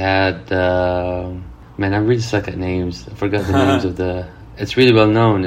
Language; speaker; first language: English; non-native, fluent; Arabic